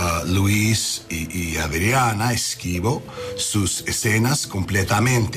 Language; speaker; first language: Spanish; non-native, learner; English